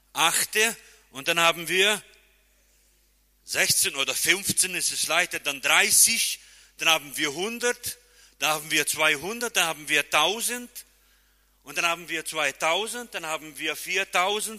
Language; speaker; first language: German; non-native, fluent; Portuguese